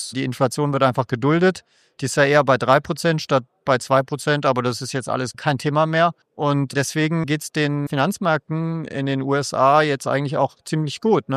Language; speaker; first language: German; native; German